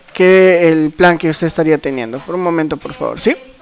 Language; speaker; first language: Spanish; native; Spanish